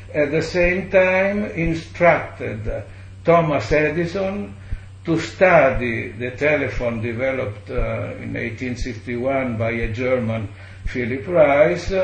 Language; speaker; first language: English; non-native, fluent; Italian